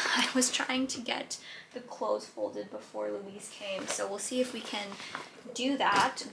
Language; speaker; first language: English; native; English